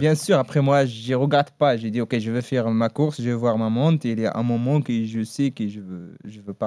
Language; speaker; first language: French; non-native, learner; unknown